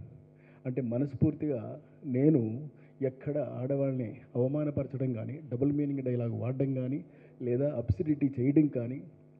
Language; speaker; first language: Telugu; native; Telugu